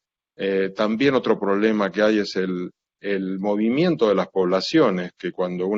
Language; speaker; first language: Spanish; native; Spanish